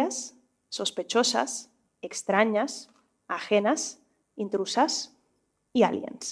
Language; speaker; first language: Spanish; non-native, fluent; Russian